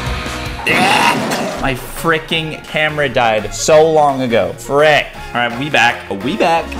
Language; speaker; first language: English; native; English